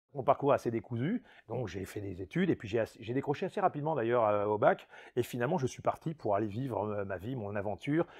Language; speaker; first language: French; native; French